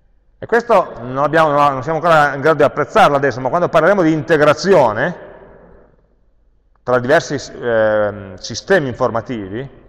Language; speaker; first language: Italian; native; Italian